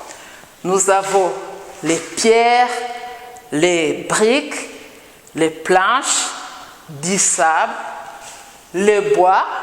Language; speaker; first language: French; non-native, local second language; Kinyarwanda